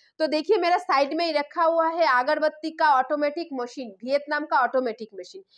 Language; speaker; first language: Hindi; non-native, local second language; Bangla